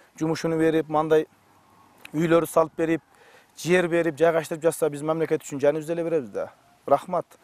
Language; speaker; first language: Kyrgyz; native; Kyrgyz